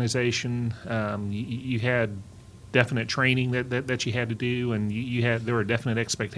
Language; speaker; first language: English; native; English